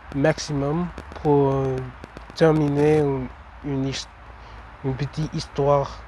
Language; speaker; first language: French; non-native, learner; English